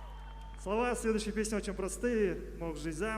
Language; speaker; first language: Russian; non-native, local second language; Bashkir